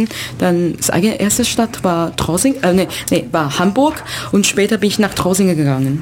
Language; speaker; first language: German; non-native, learner; Chinese